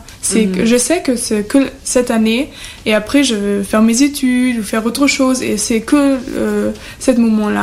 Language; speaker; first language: French; non-native, learner; German